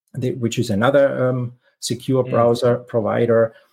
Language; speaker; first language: English; non-native, fluent; German